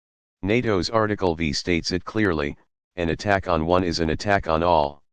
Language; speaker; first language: English; native; English